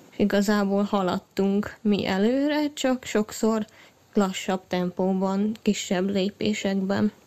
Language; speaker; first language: Hungarian; native; Hungarian